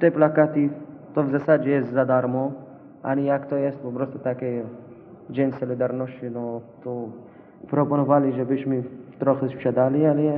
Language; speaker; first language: Polish; non-native, fluent; Arabic